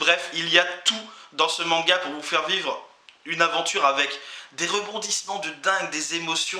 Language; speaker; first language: French; native; French